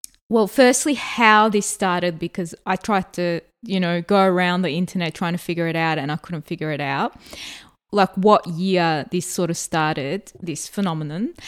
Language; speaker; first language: English; native; English